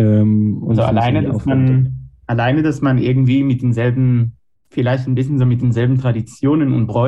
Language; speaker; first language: German; non-native, fluent; Hebrew